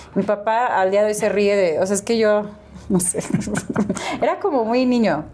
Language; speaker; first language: Spanish; native; Spanish